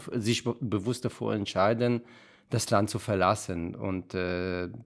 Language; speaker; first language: German; non-native, fluent; Hebrew